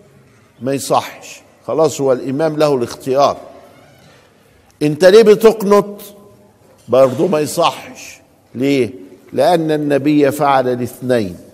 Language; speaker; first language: Arabic; native; Arabic